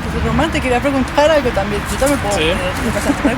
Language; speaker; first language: Spanish; native; Spanish